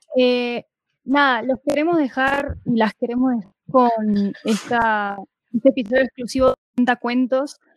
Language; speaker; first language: Spanish; native; Spanish